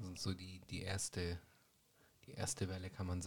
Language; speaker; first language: German; native; German